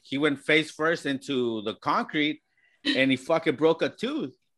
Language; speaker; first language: English; early bilingual, other home language; Spanish